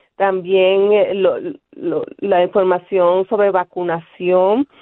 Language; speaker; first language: Spanish; native; Spanish